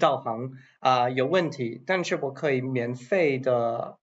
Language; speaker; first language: Chinese; non-native, learner; English